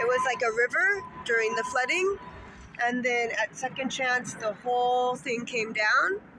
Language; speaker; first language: English; native; English